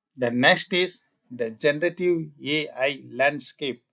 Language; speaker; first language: English; non-native, local second language; Tamil